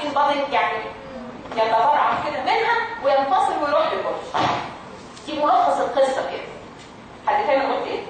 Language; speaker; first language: Arabic; native; Arabic